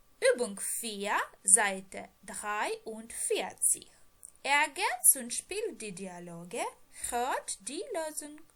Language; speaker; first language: German; non-native, fluent; Ukrainian